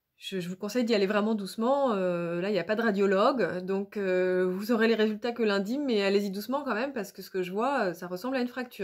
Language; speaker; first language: French; native; French